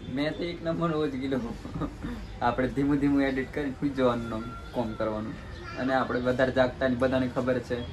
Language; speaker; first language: Gujarati; non-native, local second language; Rathawi